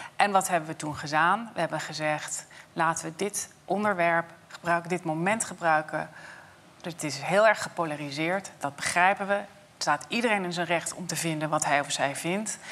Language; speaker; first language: Dutch; non-native, fluent; English